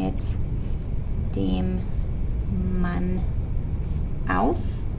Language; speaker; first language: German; non-native, fluent; English